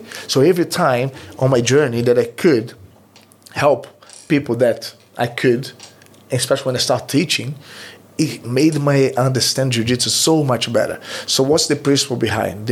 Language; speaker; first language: English; non-native, fluent; Portuguese